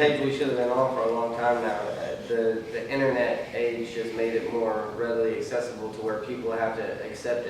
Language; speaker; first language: English; native; English